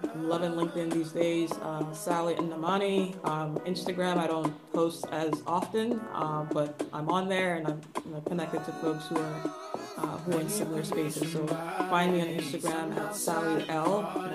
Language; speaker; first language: English; non-native, local second language; Igbo